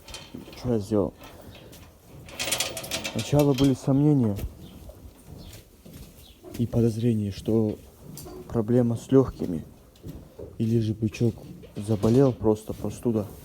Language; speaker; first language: Russian; non-native, local second language; Ossetic